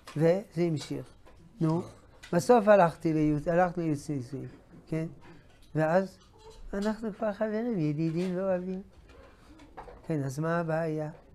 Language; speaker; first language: Hebrew; non-native, fluent; French